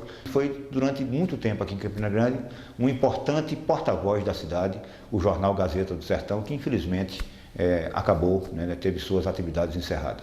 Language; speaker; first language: Portuguese; native; Portuguese